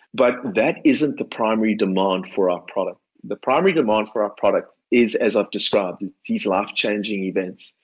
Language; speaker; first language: English; native; English